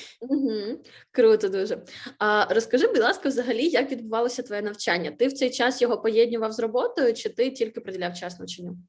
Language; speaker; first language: Ukrainian; native; Ukrainian